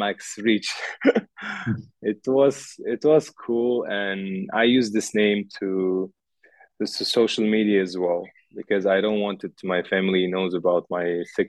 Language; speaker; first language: English; non-native, learner; Uzbek